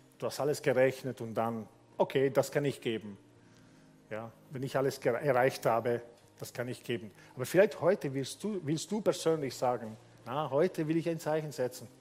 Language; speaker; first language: German; non-native, fluent; Italian